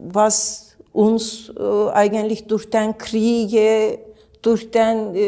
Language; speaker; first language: German; non-native, learner; Turkish